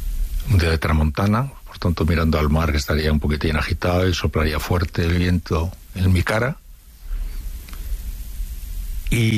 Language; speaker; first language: Spanish; native; Spanish